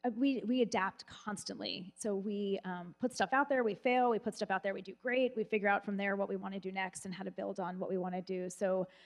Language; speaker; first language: English; native; English